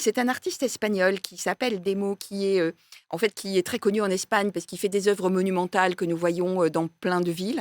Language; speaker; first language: French; native; French